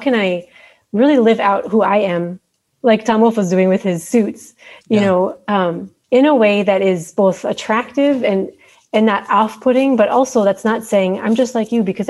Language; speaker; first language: English; native; English